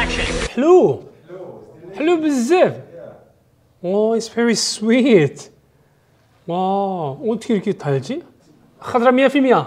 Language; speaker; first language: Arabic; non-native, learner; Korean